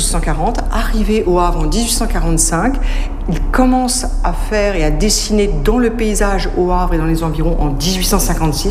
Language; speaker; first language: French; native; French